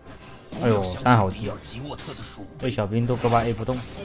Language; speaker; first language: Chinese; native; Chinese